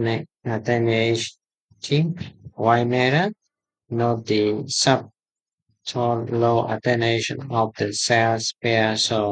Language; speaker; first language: English; non-native, fluent; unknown